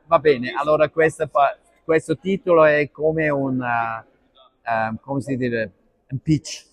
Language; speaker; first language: Italian; non-native, learner; Arabic